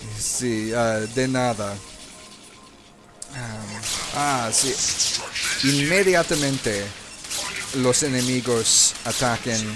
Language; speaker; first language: Spanish; non-native, learner; English